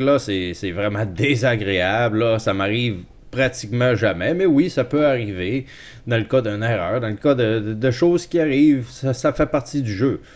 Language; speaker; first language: French; native; French